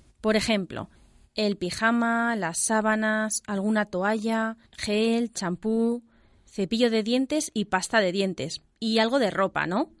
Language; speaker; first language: Spanish; native; Spanish